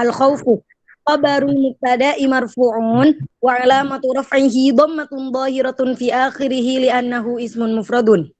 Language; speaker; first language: Arabic; non-native, learner; Indonesian